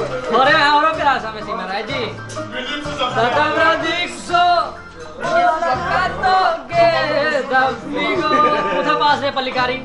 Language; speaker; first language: Greek; non-native, learner; Bangla